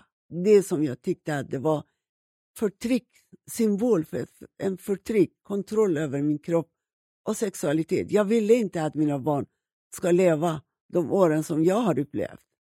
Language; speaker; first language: Swedish; non-native, fluent; Persian